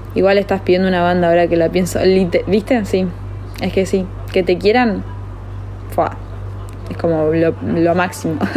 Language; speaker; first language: Spanish; native; Spanish